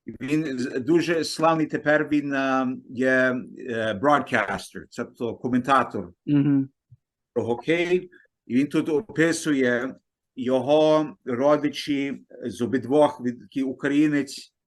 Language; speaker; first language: Ukrainian; early bilingual, heritage; Ukrainian